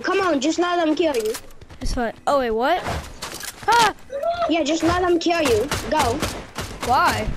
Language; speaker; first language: English; native; English